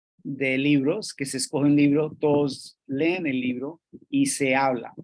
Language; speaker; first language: Spanish; non-native, fluent; English